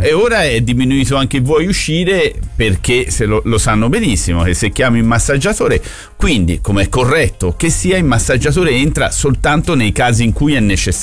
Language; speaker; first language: Italian; native; Italian